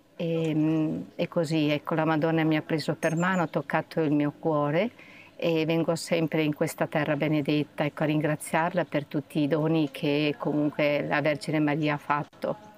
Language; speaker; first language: Italian; native; Italian